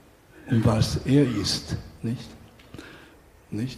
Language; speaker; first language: German; non-native, fluent; Catalan